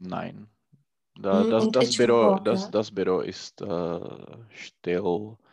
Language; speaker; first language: German; non-native, learner; Czech